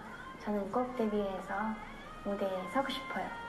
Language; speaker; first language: Korean; non-native, learner; Thai